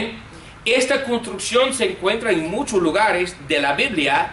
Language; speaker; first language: Spanish; non-native, fluent; English